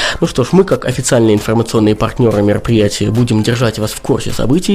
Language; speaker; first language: Russian; native; Russian